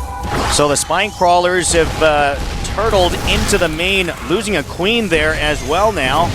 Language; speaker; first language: English; native; English